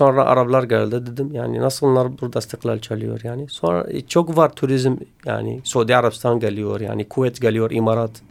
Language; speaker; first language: Turkish; non-native, learner; Kurdish